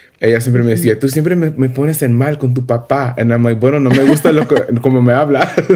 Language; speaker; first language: Spanish; early bilingual, heritage; Spanish